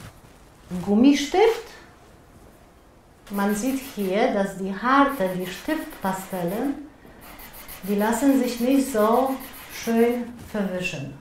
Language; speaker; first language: German; non-native, fluent; Polish